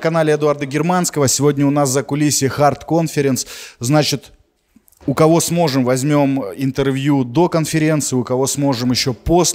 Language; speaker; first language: Russian; native; Russian